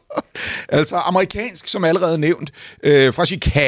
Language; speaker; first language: Danish; native; Danish